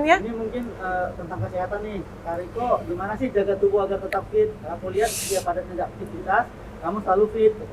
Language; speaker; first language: Indonesian; native; Indonesian